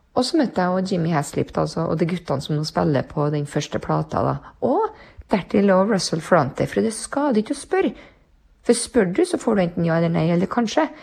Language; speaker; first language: Norwegian; native; Norwegian